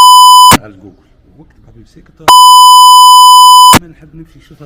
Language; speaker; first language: Arabic; native; Arabic